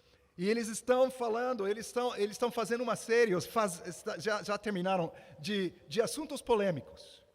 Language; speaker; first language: Portuguese; non-native, fluent; English